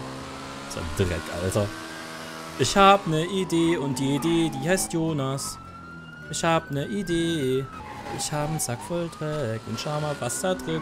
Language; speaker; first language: German; native; German